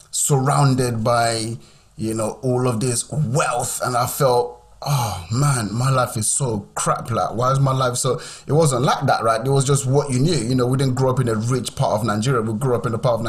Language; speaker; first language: English; non-native, local second language; Yoruba